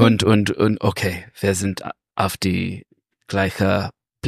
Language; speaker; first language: German; non-native, learner; English